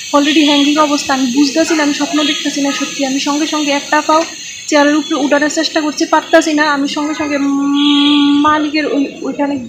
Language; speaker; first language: Bangla; native; Bangla